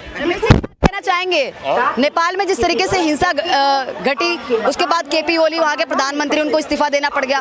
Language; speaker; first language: Hindi; native; Hindi